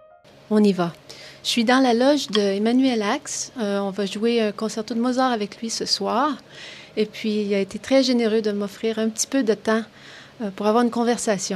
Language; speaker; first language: French; native; French